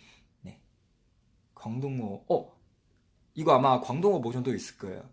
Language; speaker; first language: Korean; non-native, fluent; Chinese